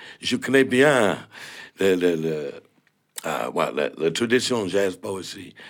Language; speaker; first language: French; non-native, learner; English